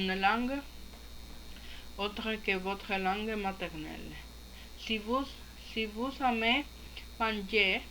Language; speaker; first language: French; non-native, learner; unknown